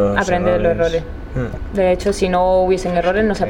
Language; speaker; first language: Spanish; native; Spanish